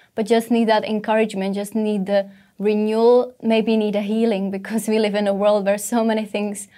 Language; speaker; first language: English; non-native, fluent; Czech